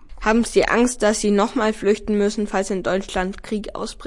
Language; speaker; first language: German; native; German